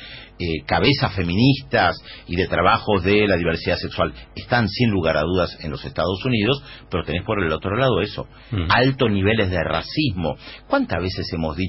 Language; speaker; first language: Spanish; native; Spanish